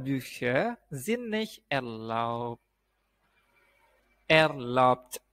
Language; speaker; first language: German; non-native, fluent; Indonesian